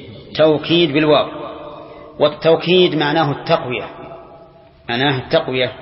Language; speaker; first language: Arabic; native; Arabic